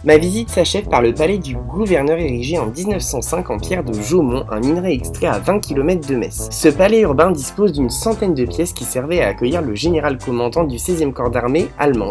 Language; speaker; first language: French; native; French